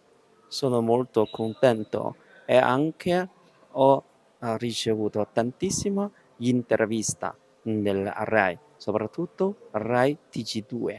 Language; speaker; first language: Italian; non-native, learner; Chinese